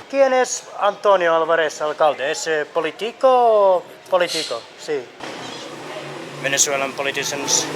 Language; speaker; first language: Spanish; non-native, learner; Finnish